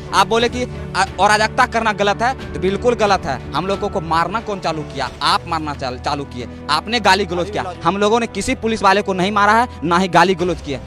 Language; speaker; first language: Hindi; native; Hindi